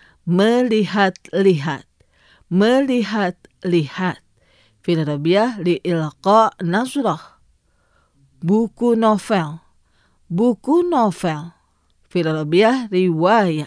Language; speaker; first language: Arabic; non-native, fluent; Indonesian